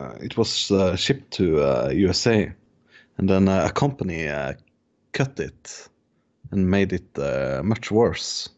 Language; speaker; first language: English; non-native, fluent; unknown